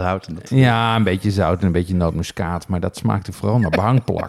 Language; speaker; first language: Dutch; native; Dutch